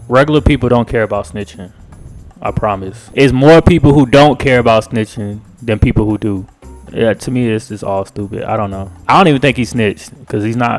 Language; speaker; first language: English; native; English